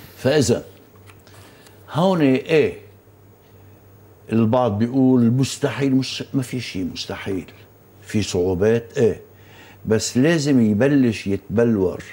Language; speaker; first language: Arabic; native; Arabic